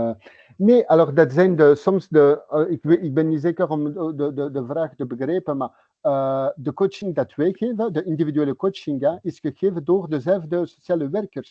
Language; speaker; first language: Dutch; non-native, local second language; French